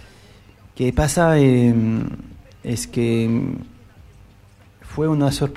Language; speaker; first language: Spanish; non-native, learner; French